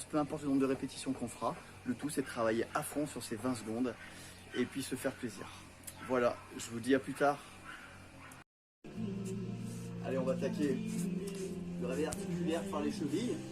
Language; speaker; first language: French; native; French